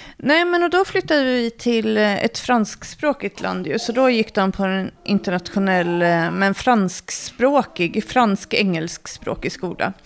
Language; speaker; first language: Swedish; native; Swedish